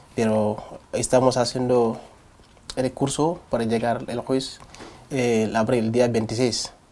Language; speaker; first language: Spanish; non-native, learner; Wolof